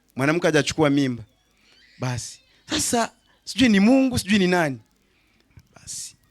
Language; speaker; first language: Swahili; native; Swahili